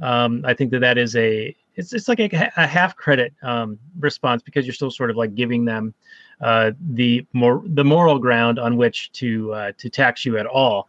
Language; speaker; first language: English; native; English